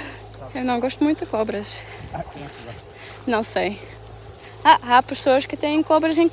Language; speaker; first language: Portuguese; non-native, learner; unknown